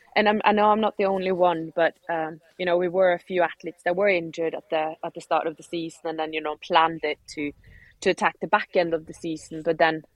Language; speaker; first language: English; non-native, fluent; Norwegian